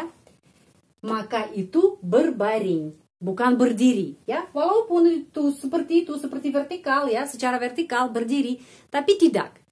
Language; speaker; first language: Indonesian; non-native, fluent; Russian